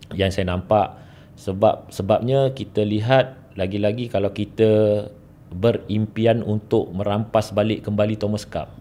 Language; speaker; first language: Malay; native; Malay